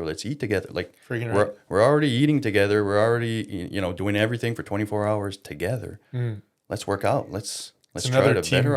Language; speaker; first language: English; non-native, local second language; French